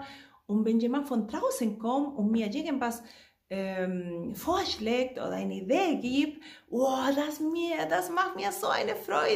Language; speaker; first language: German; non-native, fluent; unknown